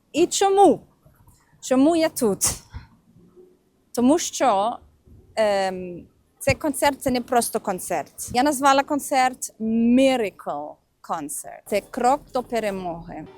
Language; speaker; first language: Ukrainian; non-native, learner; German